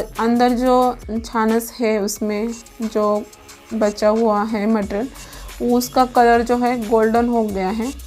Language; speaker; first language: Hindi; non-native, local second language; Marathi